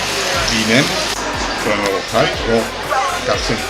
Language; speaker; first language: Catalan; native; Catalan